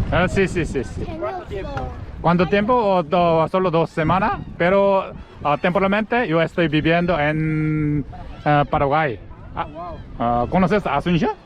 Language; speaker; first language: Spanish; non-native, learner; Korean